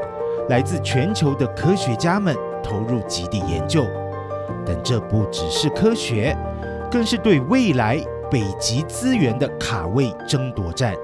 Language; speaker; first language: Chinese; native; Chinese